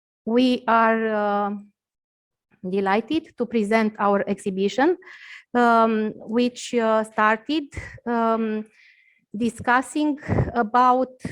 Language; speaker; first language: English; non-native, learner; Romanian